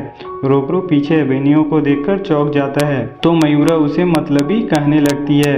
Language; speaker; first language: Hindi; native; Hindi